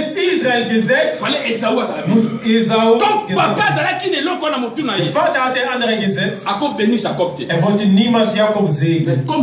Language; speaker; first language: German; non-native, learner; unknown